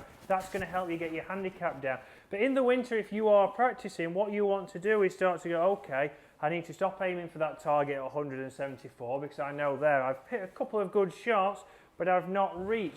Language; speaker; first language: English; native; English